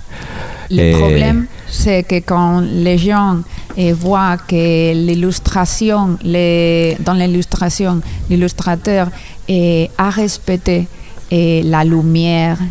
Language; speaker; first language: French; non-native, learner; Spanish